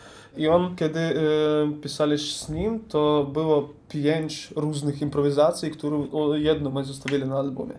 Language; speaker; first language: Polish; non-native, learner; Ukrainian